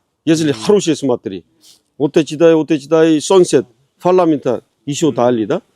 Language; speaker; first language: Russian; non-native, learner; Korean